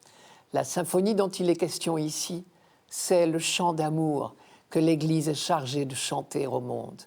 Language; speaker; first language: French; native; French